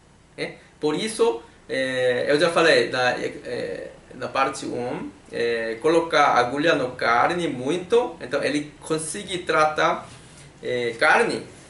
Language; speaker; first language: Portuguese; non-native, learner; Korean